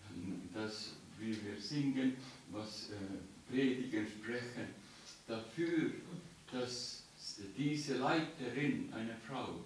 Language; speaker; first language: German; non-native, learner; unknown